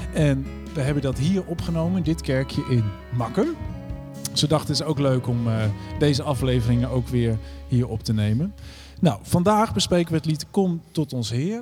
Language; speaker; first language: Dutch; native; Dutch